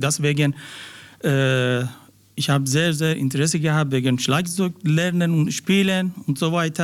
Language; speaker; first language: German; non-native, learner; Persian